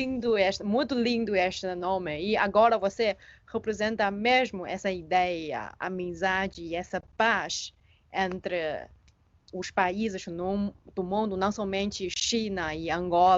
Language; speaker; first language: Portuguese; non-native, fluent; Chinese